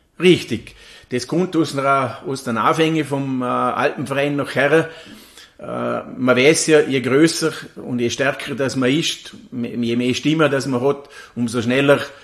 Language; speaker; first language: German; native; German